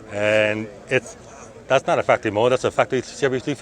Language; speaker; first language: English; native; English